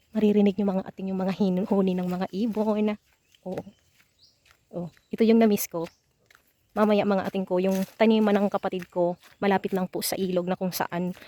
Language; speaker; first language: Filipino; non-native, local second language; Masbatenyo